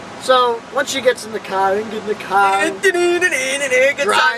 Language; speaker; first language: English; native; English